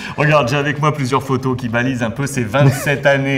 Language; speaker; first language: French; native; French